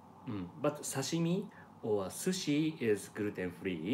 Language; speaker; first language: English; non-native, learner; Japanese